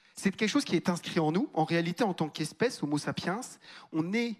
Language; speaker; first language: French; native; French